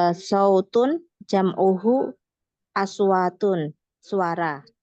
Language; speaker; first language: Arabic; non-native, learner; Indonesian